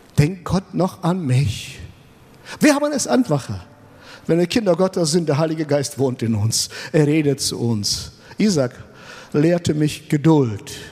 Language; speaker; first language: German; non-native, fluent; Russian